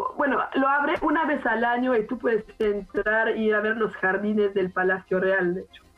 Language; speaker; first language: Spanish; non-native, fluent; French